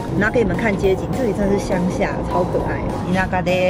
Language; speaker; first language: Chinese; native; Chinese